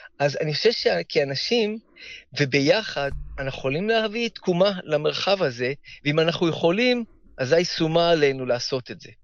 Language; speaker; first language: Hebrew; early bilingual, heritage; Hebrew